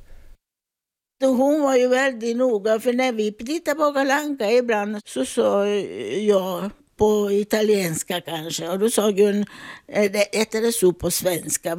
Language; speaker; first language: Swedish; non-native, fluent; Italian